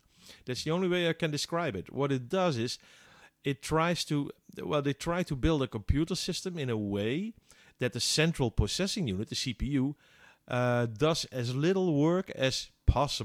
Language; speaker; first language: English; non-native, fluent; Dutch